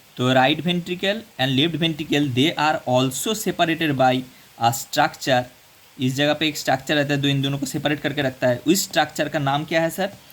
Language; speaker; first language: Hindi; non-native, local second language; Bangla